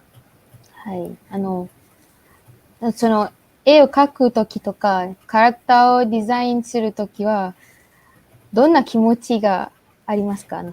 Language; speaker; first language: Japanese; non-native, learner; Malay